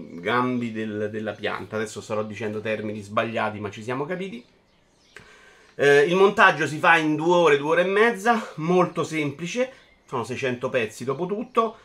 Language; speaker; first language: Italian; native; Italian